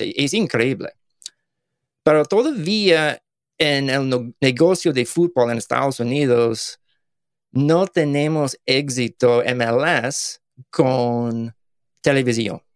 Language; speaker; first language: Spanish; non-native, learner; English